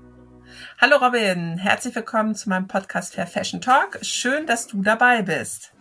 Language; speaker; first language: German; native; German